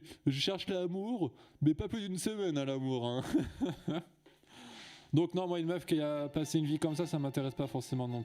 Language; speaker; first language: French; native; French